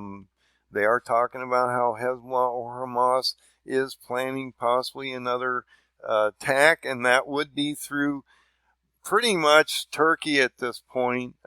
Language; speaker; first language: English; native; English